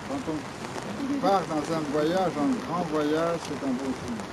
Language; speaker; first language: French; non-native, fluent; Russian